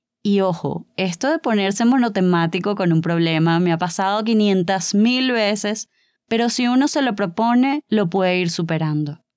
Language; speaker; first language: Spanish; native; Spanish